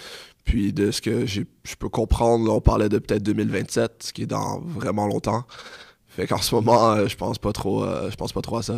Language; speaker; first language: French; native; French